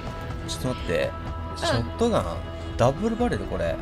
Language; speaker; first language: Japanese; native; Japanese